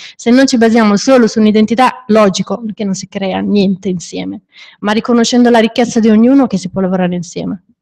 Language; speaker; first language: Italian; early bilingual, other home language; Arabic